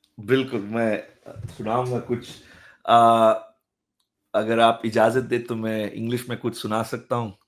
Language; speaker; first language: Hindi; early bilingual, heritage; Urdu